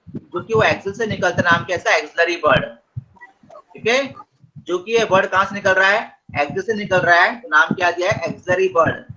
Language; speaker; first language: Hindi; non-native, local second language; Marathi